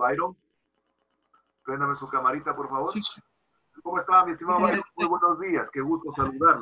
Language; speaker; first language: Spanish; native; Spanish